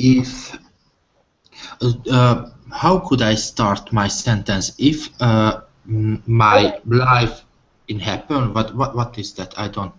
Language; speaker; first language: English; non-native, learner; Hungarian